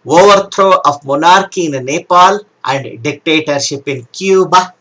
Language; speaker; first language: English; non-native, local second language; Kannada